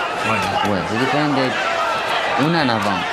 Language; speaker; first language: French; non-native, learner; Romanian